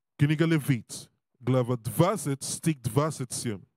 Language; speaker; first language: Russian; non-native, learner; Serbian